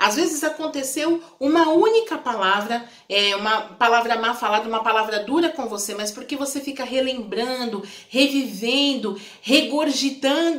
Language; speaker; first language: Portuguese; native; Portuguese